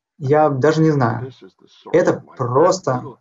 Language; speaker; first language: Russian; native; Russian